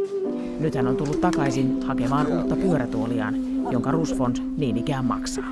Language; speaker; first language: Finnish; native; Finnish